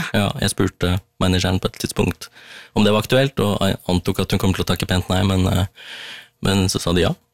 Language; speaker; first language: Norwegian; early bilingual, other home language; Tamil